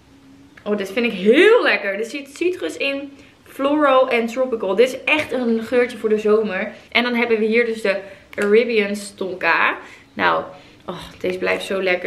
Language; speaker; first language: Dutch; native; Dutch